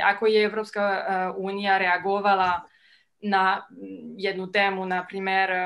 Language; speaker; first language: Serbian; non-native, fluent; French